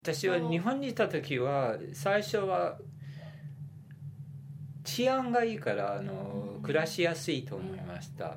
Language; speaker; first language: Japanese; non-native, fluent; English